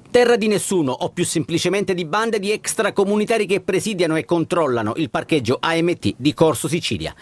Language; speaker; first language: Italian; native; Italian